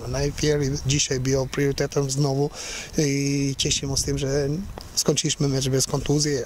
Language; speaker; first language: Polish; non-native, learner; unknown